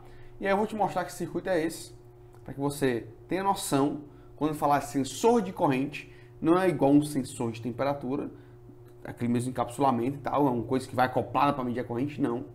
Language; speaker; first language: Portuguese; native; Portuguese